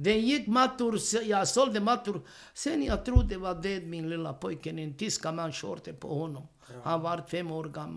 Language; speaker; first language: Swedish; non-native, learner; Romany